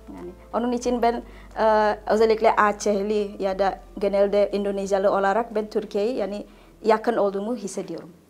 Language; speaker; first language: Turkish; non-native, learner; Indonesian